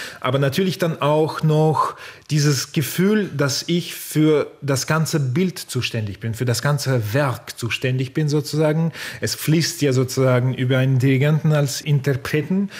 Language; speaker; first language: German; non-native, fluent; Russian